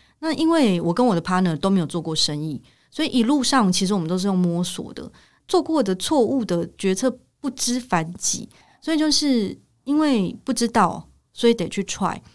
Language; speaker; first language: Chinese; native; Chinese